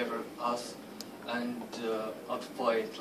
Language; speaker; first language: English; non-native, learner; Arabic